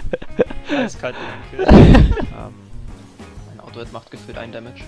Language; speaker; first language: German; native; German